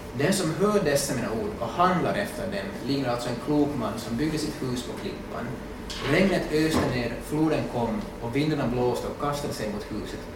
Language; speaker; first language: Swedish; native; Swedish